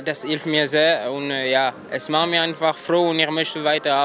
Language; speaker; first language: German; non-native, fluent; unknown